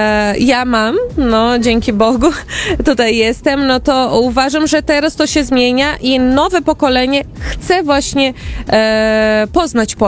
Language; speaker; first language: Polish; early bilingual, heritage; Portuguese